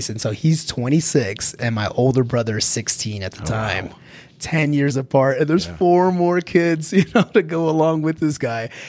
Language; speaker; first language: English; early bilingual, other home language; Spanish